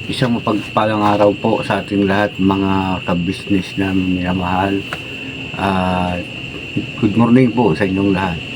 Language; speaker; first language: Filipino; non-native, local second language; Cebuano